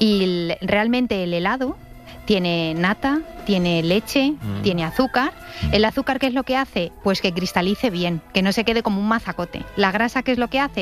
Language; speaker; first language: Spanish; native; Spanish